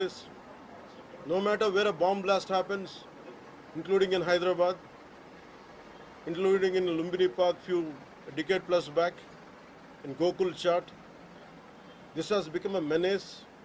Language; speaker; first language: English; non-native, local second language; Telugu